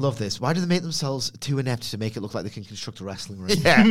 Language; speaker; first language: English; native; English